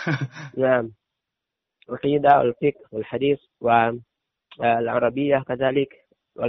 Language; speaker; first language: Arabic; non-native, learner; Indonesian